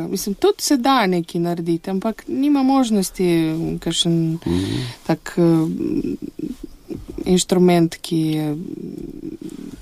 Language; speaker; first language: Slovenian; non-native, fluent; Russian